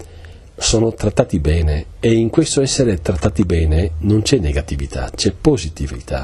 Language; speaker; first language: Italian; native; Italian